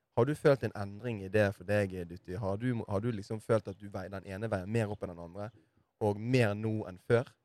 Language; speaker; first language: Norwegian; native; Norwegian